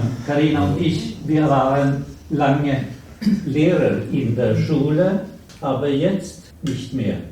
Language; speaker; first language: German; non-native, learner; Swedish